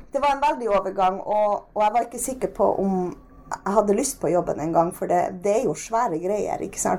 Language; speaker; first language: Norwegian; native; Norwegian